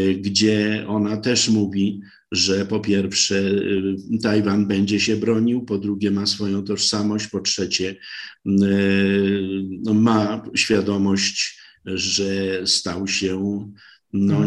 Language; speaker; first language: Polish; native; Polish